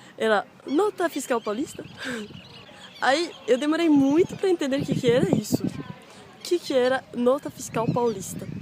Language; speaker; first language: Portuguese; non-native, fluent; French